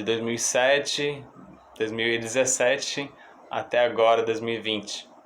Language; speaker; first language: Portuguese; non-native, fluent; English